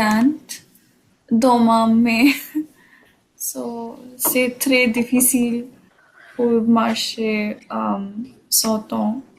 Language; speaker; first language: French; non-native, learner; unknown